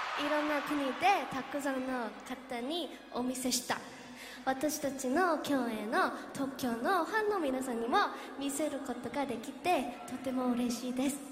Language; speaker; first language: Japanese; non-native, learner; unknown